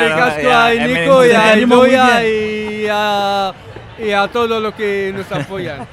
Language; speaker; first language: Spanish; non-native, learner; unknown